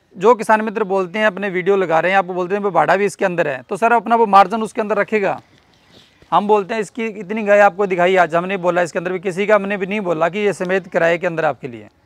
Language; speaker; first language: Hindi; native; Hindi